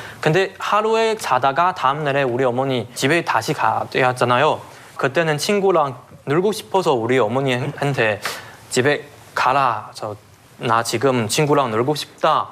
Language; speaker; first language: Korean; non-native, learner; Chinese